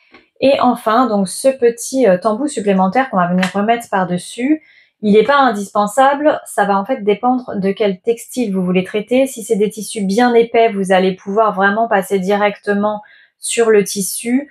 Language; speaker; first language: French; native; French